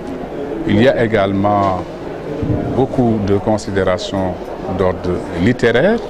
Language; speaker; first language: French; non-native, local second language; Wolof